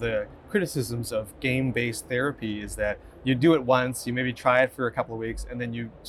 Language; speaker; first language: English; native; English